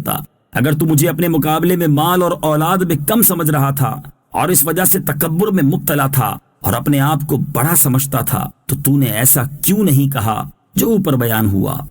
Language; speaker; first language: Urdu; native; Urdu